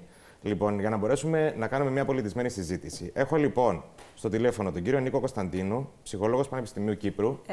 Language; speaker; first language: Greek; native; Greek